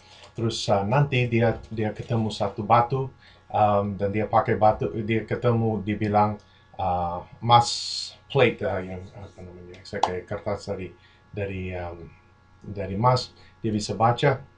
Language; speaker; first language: Indonesian; non-native, fluent; English